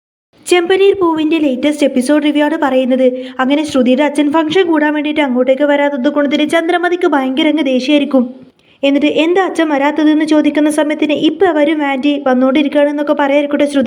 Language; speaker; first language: Malayalam; native; Malayalam